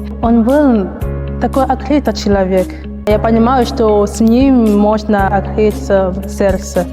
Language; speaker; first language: Russian; non-native, learner; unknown